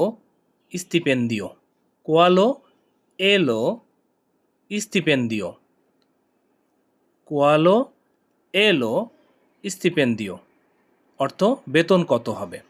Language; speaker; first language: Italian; non-native, learner; Bangla